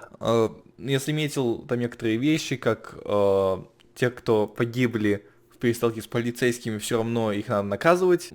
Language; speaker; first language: Russian; native; Russian